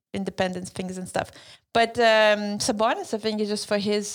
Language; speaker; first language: English; non-native, fluent; Lithuanian